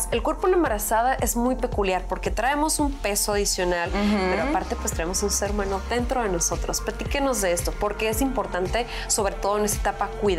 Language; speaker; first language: Spanish; native; Spanish